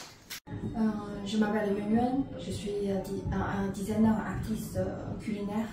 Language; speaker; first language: French; non-native, fluent; Chinese